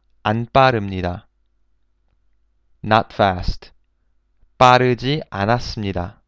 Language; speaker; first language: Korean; non-native, fluent; English